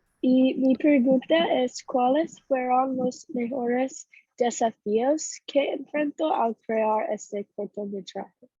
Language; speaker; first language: Spanish; non-native, learner; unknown